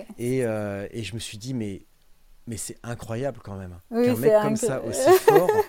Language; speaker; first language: French; native; French